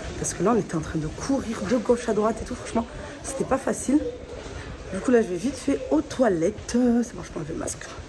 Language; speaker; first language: French; early bilingual, other home language; Fula